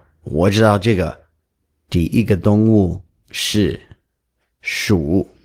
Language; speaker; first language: Chinese; non-native, learner; English